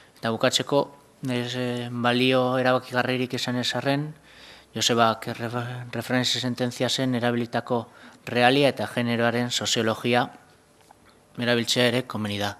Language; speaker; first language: Basque; native; Basque